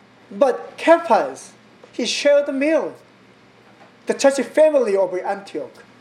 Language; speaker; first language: English; non-native, learner; Korean